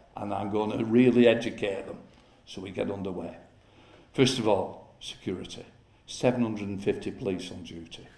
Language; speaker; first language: English; native; English